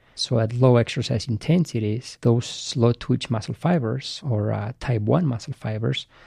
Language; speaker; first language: English; non-native, fluent; Spanish